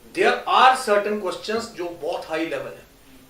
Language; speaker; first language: Hindi; non-native, local second language; Punjabi